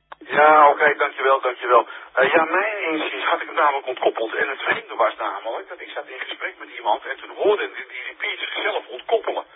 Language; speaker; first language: Dutch; native; Dutch